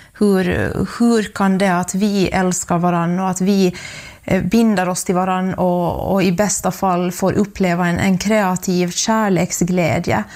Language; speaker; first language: Swedish; native; Swedish